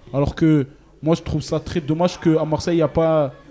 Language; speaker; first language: French; native; French